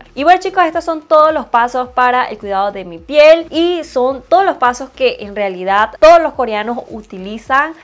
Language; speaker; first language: Spanish; non-native, fluent; Chinese